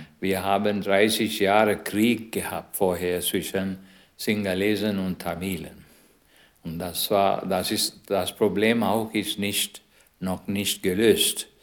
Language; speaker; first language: German; non-native, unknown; Sinhala